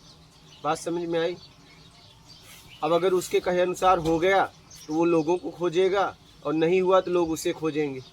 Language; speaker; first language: Hindi; native; Hindi